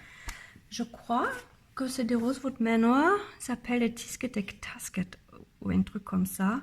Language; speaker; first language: French; non-native, learner; German